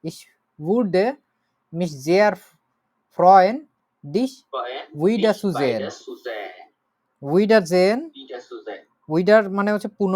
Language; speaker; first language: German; non-native, fluent; Bangla